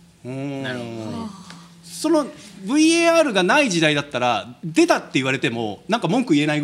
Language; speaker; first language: Japanese; native; Japanese